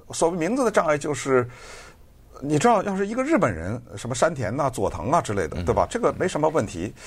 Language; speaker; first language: Chinese; native; Chinese